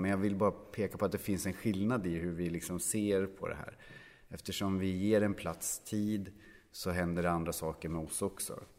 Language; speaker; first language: Swedish; native; Swedish